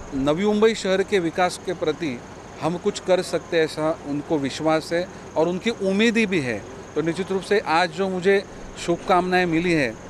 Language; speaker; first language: Hindi; non-native, local second language; Marathi